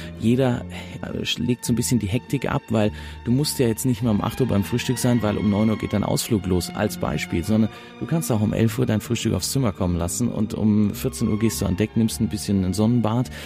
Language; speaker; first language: German; native; German